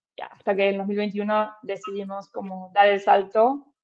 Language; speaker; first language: Spanish; native; Spanish